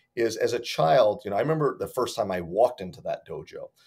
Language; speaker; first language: English; native; English